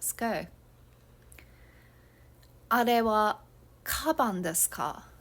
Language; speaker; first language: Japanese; non-native, fluent; English